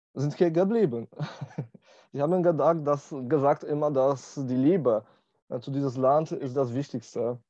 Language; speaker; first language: German; non-native, learner; Polish